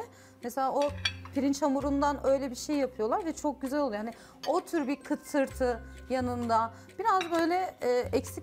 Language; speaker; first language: Turkish; native; Turkish